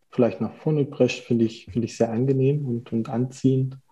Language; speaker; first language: German; native; German